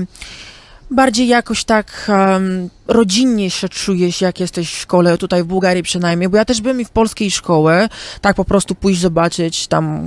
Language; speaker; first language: Polish; early bilingual, heritage; Polish